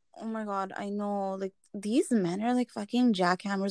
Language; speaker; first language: English; non-native, local second language; Hindi